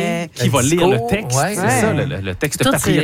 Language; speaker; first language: French; native; French